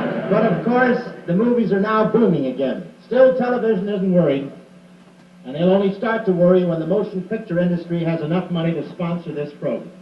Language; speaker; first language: English; native; English